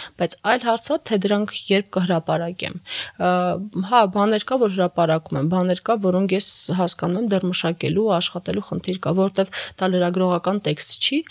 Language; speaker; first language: Armenian; native; Armenian